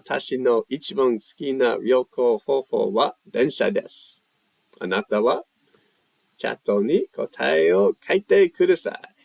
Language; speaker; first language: Japanese; non-native, learner; English